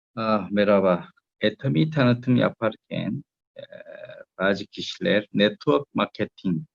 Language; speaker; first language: Turkish; non-native, learner; Korean